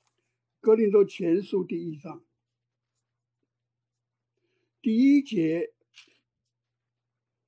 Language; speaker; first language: Chinese; native; Chinese